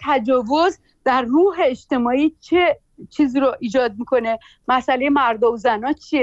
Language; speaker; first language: Persian; native; Persian